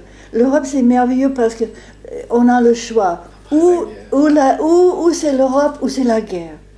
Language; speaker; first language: French; non-native, fluent; English